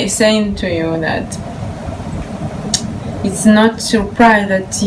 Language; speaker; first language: English; non-native, learner; Hebrew